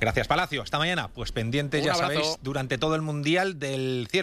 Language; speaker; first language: Spanish; native; Spanish